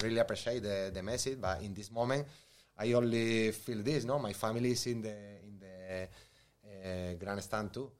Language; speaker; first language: English; non-native, learner; Spanish